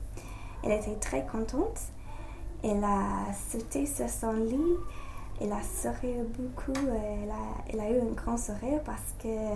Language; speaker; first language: French; non-native, learner; English